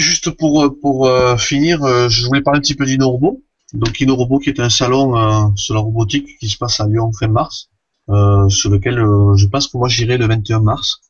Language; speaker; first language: French; native; French